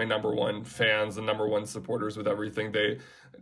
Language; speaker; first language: English; native; English